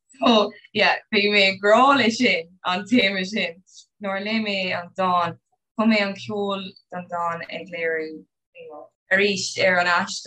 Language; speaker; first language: Irish; non-native, local second language; English